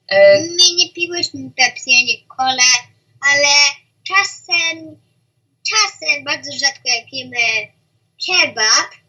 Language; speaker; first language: Polish; early bilingual, heritage; Polish